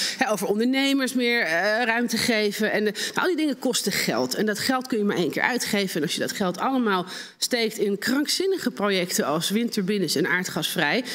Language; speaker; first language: Dutch; native; Dutch